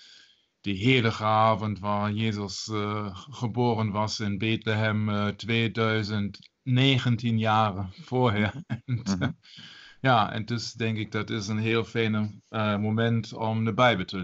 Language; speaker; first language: Dutch; non-native, learner; German